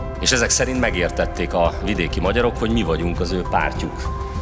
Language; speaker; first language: Hungarian; native; Hungarian